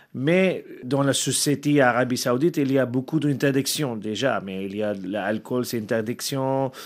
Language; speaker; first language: French; non-native, learner; Arabic